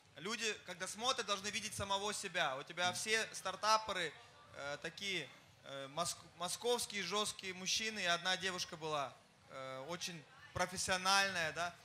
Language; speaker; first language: Russian; non-native, fluent; German